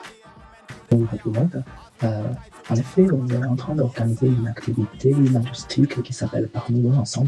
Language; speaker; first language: French; non-native, fluent; Chinese